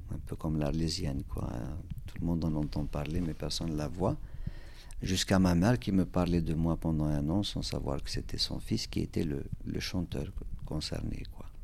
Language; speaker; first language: French; non-native, local second language; Kabyle